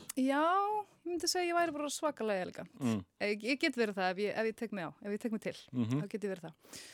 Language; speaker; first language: Icelandic; early bilingual, heritage; Icelandic